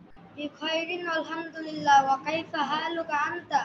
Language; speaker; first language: Arabic; non-native, learner; Bangla